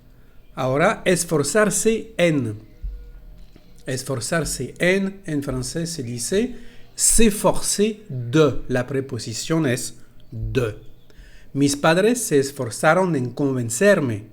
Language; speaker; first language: Spanish; non-native, fluent; French